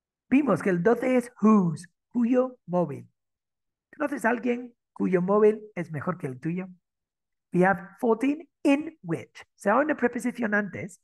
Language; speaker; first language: Spanish; non-native, fluent; English